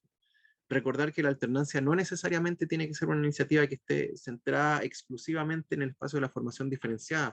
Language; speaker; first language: Spanish; native; Spanish